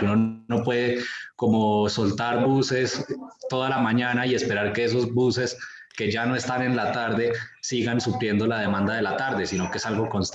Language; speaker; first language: Spanish; native; Spanish